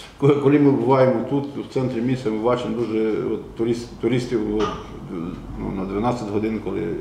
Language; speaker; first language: Ukrainian; non-native, local second language; Romanian